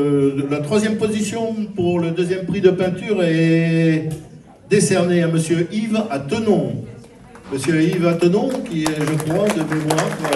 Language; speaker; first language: French; native; French